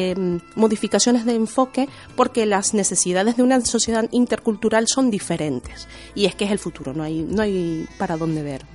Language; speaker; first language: Spanish; native; Spanish